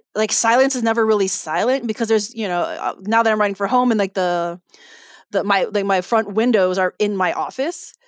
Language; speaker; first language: English; native; English